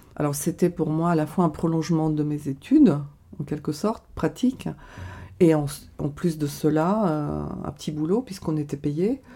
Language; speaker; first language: French; non-native, fluent; Bulgarian